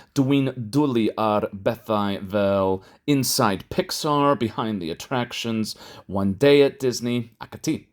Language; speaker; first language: Welsh; non-native, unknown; English